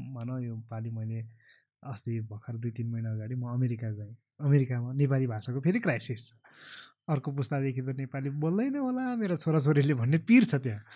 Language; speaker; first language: Nepali; non-native, local second language; Eastern Tamang